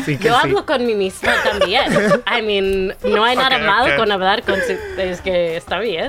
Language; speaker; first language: Spanish; non-native, fluent; English